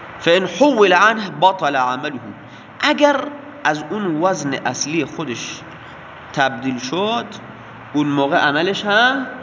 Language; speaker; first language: Persian; non-native, local second language; Baluchi